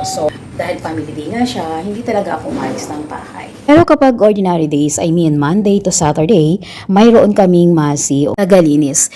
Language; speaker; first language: Filipino; native; Filipino